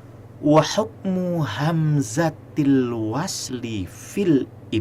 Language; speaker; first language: Arabic; non-native, fluent; Indonesian